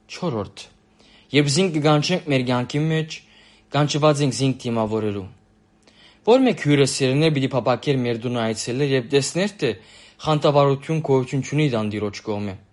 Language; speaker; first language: Armenian; native; Armenian